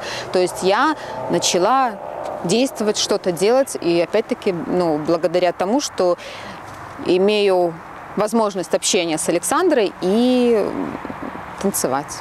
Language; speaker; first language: Russian; native; Russian